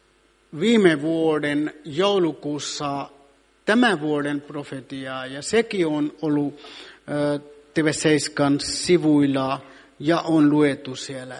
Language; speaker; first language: Finnish; non-native, fluent; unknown